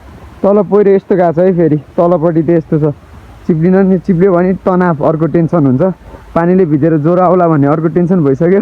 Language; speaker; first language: Nepali; native; Nepali